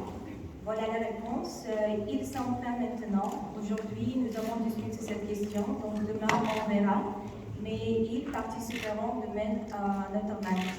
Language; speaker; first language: French; non-native, fluent; Ukrainian